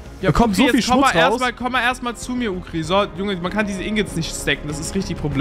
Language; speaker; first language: German; native; German